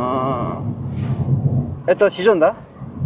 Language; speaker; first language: Russian; non-native, learner; Korean